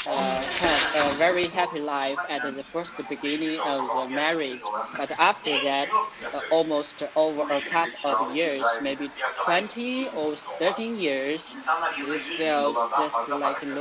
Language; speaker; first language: English; non-native, learner; Chinese